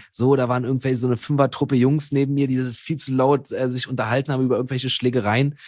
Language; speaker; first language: German; native; German